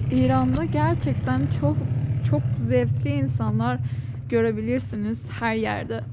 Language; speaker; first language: Turkish; non-native, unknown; Persian